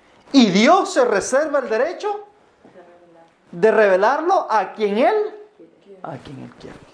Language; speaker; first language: Spanish; native; Spanish